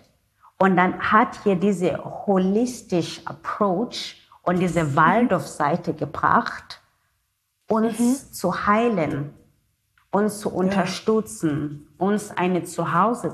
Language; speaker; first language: German; non-native, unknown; Zulu